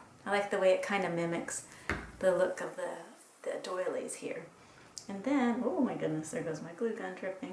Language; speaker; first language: English; native; English